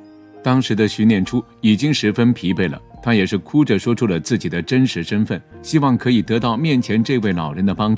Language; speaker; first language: Chinese; native; Chinese